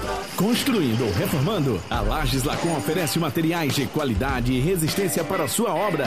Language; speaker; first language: Portuguese; native; Portuguese